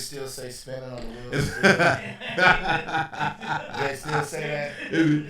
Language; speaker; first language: English; native; English